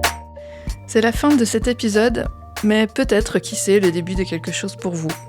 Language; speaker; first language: French; native; French